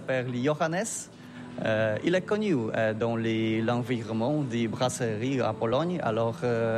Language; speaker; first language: French; non-native, learner; Polish